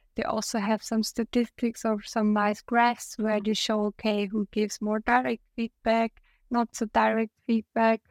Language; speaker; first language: English; non-native, fluent; German